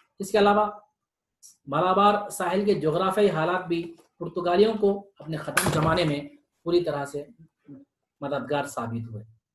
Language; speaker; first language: Urdu; native; Urdu